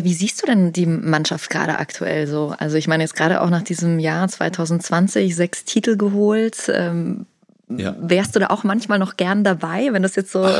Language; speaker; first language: German; native; German